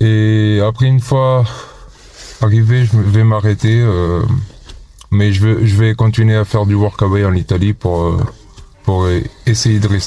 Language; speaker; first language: French; non-native, fluent; Portuguese